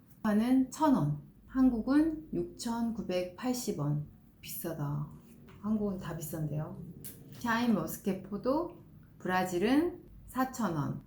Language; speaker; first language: Korean; native; Korean